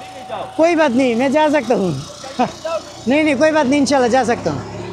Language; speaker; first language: Hindi; non-native, fluent; Bangla